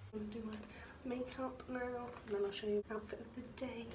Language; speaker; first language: English; native; English